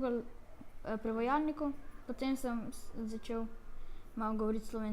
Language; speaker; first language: Slovenian; early bilingual, other home language; Russian